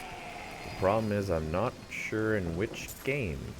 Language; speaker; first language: English; native; English